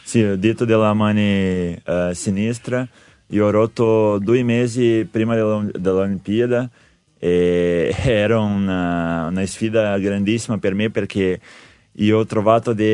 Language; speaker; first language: Italian; non-native, learner; Portuguese